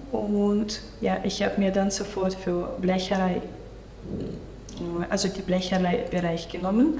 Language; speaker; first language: German; non-native, local second language; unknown